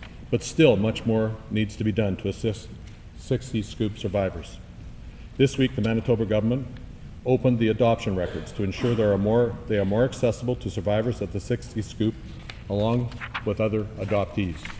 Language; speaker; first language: English; native; English